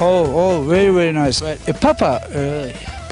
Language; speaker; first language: English; non-native, learner; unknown